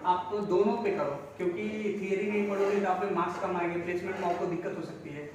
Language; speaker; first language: Hindi; native; Hindi